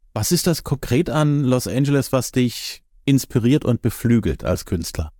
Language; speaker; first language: German; native; German